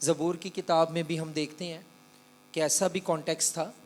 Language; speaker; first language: Urdu; non-native, local second language; Punjabi